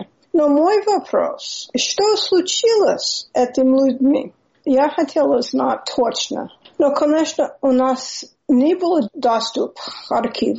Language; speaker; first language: Russian; non-native, fluent; English